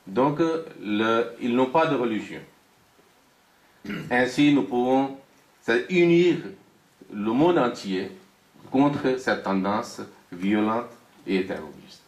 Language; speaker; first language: French; non-native, fluent; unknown